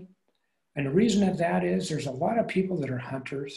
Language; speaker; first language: English; native; English